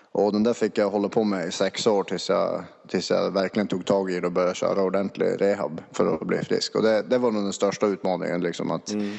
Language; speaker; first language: Swedish; native; Swedish